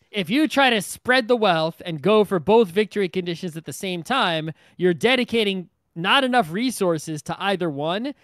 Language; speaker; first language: English; native; English